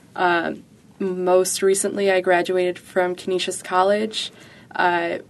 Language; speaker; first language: English; native; English